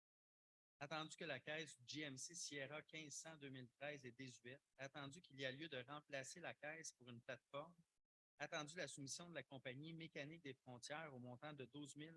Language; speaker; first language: French; native; French